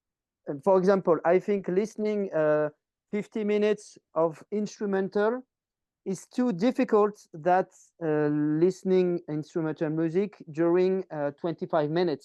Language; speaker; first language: English; non-native, learner; French